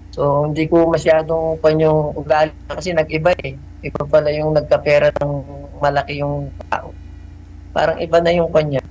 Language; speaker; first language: Filipino; native; Filipino